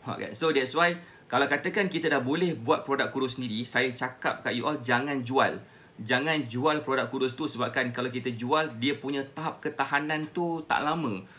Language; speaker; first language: Malay; native; Malay